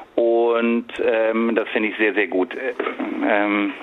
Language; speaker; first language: German; native; German